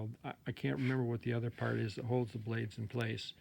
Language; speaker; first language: English; native; English